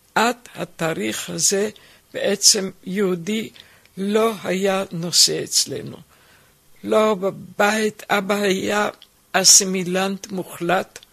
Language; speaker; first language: Hebrew; non-native, fluent; German